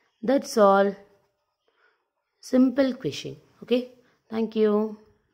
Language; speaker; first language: English; non-native, local second language; Tamil